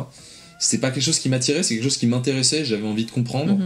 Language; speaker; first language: French; native; French